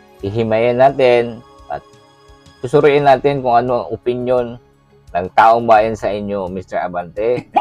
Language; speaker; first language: Filipino; non-native, local second language; Cebuano